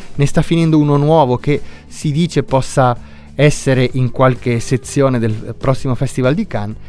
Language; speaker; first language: Italian; native; Italian